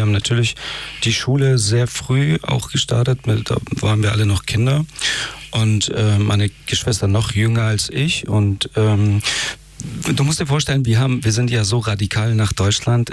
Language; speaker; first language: German; early bilingual, other home language; Persian